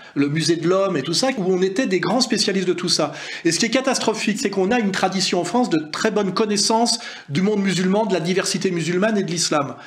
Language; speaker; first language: French; native; French